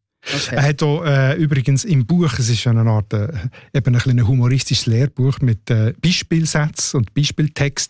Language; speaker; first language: German; native; German